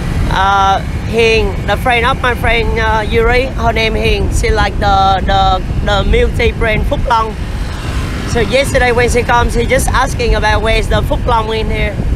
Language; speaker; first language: English; non-native, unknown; Vietnamese